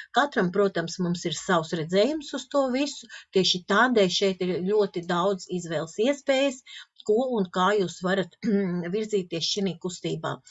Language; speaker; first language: Latvian; non-native, local second language; Russian